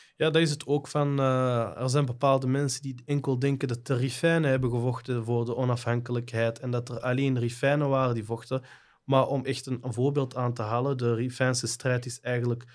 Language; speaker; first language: Dutch; native; Dutch